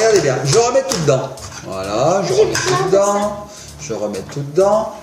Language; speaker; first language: French; native; French